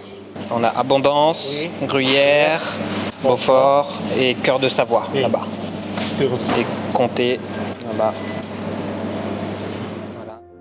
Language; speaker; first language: French; native; French